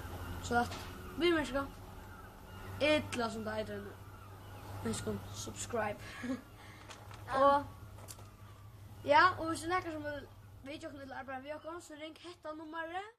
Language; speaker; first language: Danish; non-native, local second language; Faroese